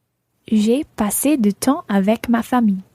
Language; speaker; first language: French; non-native, learner; English